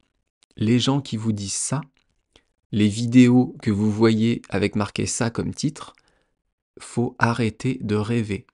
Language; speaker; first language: French; native; French